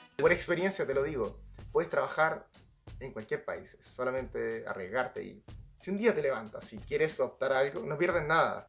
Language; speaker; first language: Spanish; native; Spanish